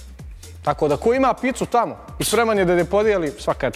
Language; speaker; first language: Serbian; native; Serbian